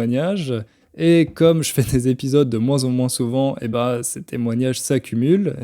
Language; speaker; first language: French; native; French